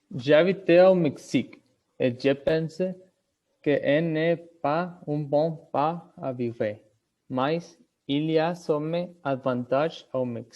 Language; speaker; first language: French; non-native, learner; Spanish